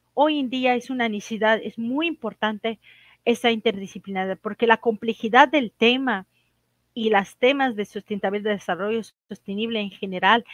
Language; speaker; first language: Spanish; non-native, fluent; Arabic